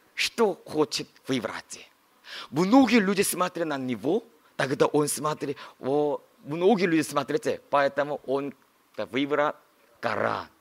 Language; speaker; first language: Russian; non-native, learner; Korean